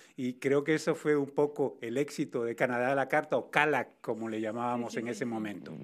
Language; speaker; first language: Spanish; native; Spanish